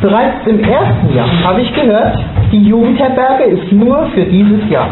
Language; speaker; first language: German; native; German